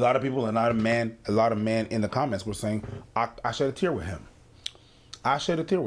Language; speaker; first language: English; native; English